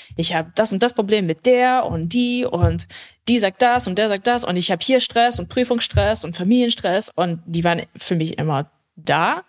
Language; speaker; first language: German; early bilingual, heritage; English